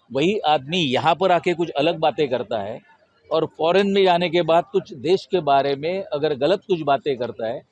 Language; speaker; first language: Hindi; non-native, local second language; Marathi